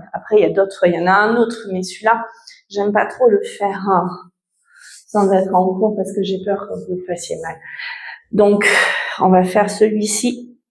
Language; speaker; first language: French; native; French